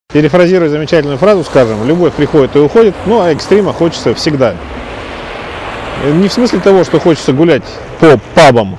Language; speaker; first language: Russian; native; Russian